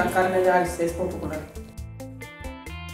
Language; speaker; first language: Spanish; non-native, learner; Russian